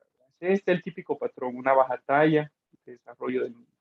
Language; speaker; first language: Spanish; native; Spanish